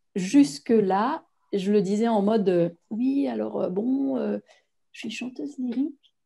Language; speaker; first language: French; native; French